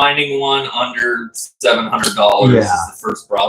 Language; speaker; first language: English; native; English